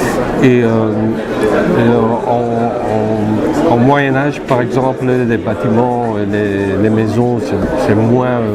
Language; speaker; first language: French; non-native, fluent; Dutch